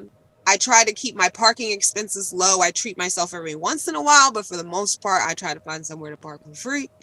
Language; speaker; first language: English; native; English